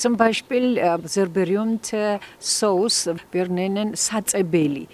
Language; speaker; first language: German; non-native, fluent; Georgian